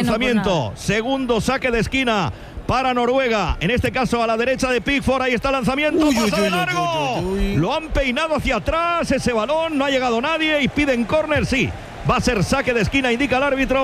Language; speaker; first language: Spanish; native; Spanish